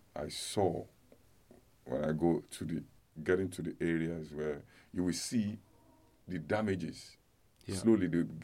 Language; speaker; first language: English; non-native, local second language; Yoruba